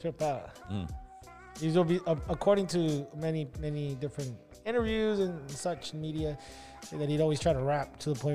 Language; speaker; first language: English; native; English